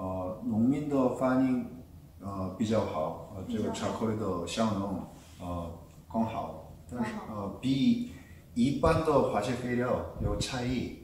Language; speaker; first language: Chinese; non-native, fluent; Korean